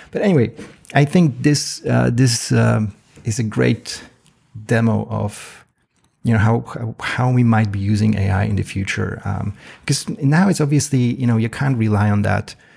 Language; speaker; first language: English; non-native, fluent; Polish